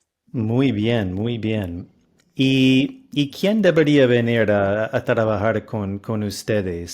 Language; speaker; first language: Spanish; non-native, fluent; English